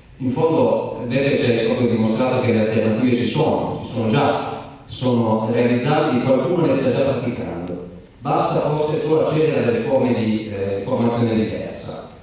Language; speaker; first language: Italian; native; Italian